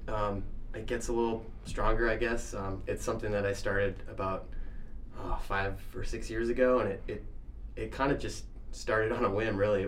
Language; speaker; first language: English; native; English